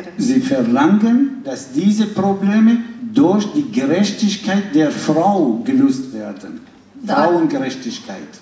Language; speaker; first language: German; non-native, fluent; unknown